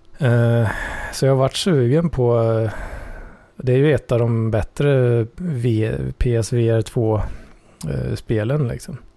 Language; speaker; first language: Swedish; native; Swedish